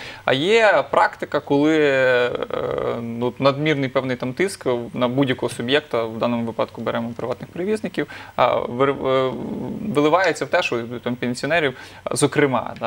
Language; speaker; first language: Ukrainian; native; Ukrainian